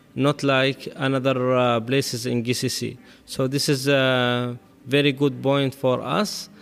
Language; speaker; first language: English; non-native, learner; Arabic